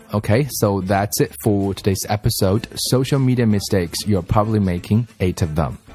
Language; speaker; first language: English; non-native, fluent; Chinese